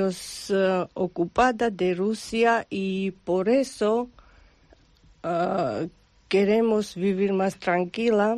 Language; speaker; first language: Spanish; non-native, learner; Georgian